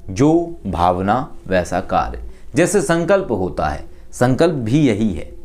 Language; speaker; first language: Hindi; native; Hindi